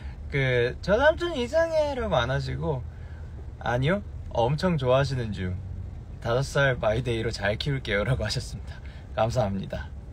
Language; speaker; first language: Korean; early bilingual, heritage; Korean